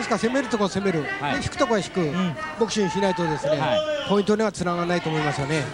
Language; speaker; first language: Japanese; native; Japanese